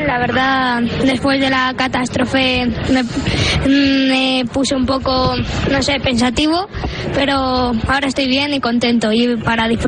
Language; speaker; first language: Spanish; native; Spanish